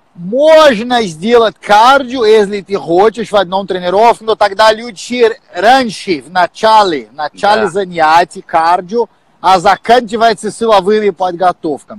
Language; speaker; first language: Russian; non-native, learner; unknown